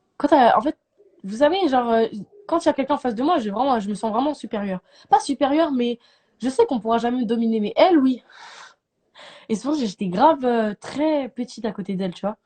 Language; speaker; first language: French; native; French